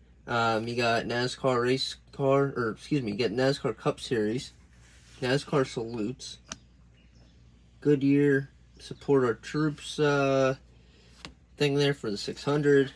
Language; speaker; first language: English; native; English